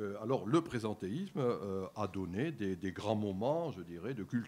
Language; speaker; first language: French; native; French